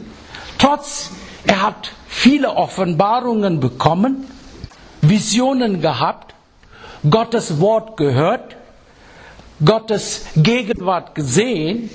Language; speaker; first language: German; non-native, fluent; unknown